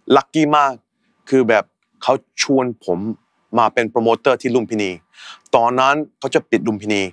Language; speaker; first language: Thai; native; Thai